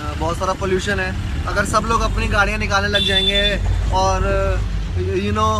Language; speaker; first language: Hindi; native; Hindi